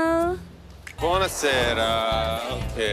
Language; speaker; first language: Italian; non-native, learner; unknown